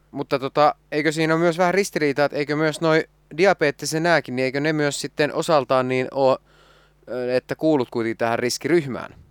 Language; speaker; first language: Finnish; native; Finnish